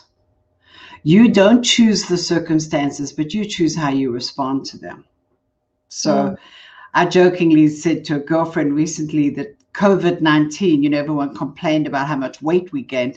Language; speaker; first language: English; native; English